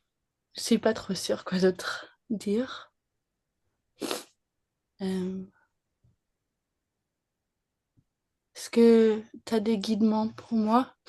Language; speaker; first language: French; early bilingual, other home language; English